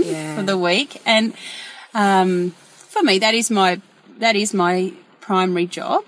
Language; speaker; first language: English; native; English